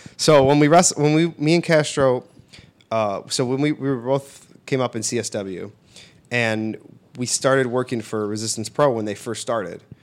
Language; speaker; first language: English; native; English